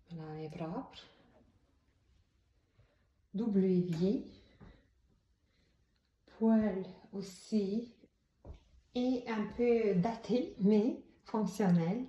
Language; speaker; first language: French; non-native, fluent; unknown